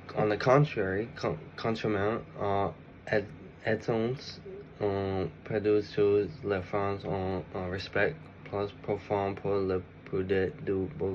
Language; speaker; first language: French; non-native, learner; English